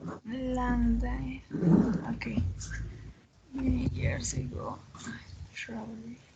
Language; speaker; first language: English; non-native, learner; Spanish